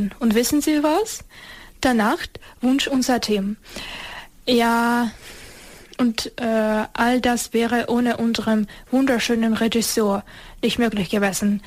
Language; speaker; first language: German; non-native, fluent; Ukrainian